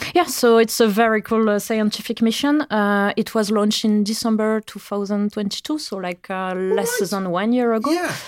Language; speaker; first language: English; non-native, fluent; French